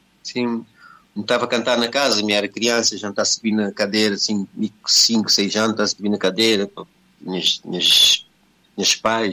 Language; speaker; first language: Portuguese; non-native, local second language; Kabuverdianu